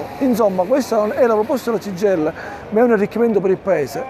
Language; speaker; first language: Italian; native; Italian